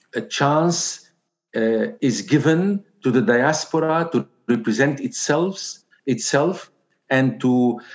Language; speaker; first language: English; non-native, fluent; Arabic